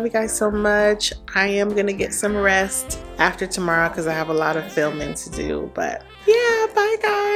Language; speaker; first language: English; native; English